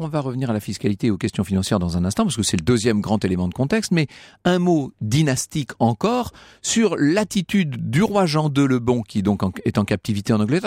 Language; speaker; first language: French; native; French